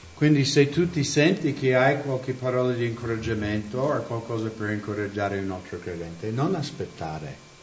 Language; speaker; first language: Italian; non-native, fluent; English